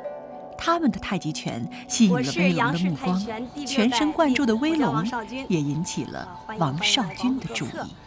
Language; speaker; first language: Chinese; native; Chinese